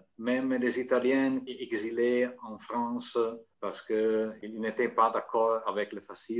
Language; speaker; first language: French; non-native, fluent; Italian